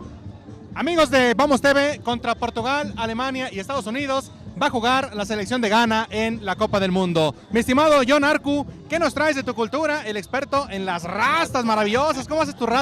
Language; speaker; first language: Spanish; native; Spanish